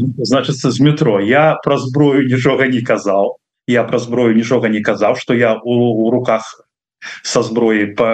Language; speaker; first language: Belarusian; non-native, local second language; Russian